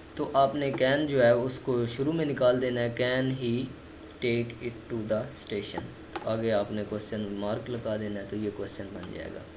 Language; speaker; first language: Urdu; non-native, local second language; Punjabi